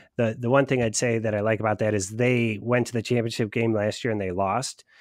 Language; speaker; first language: English; native; English